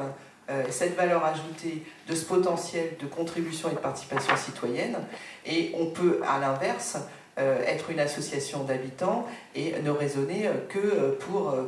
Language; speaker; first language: French; native; French